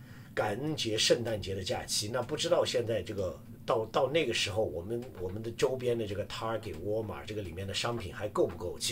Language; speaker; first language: Chinese; native; Chinese